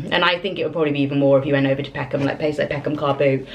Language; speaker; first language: English; native; English